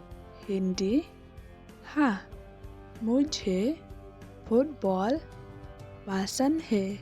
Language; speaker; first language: Hindi; non-native, local second language; Khasi